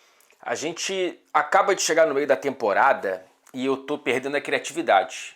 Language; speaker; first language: Portuguese; native; Portuguese